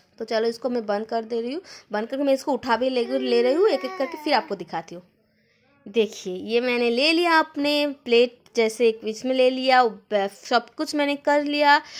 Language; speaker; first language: Hindi; non-native, local second language; Bangla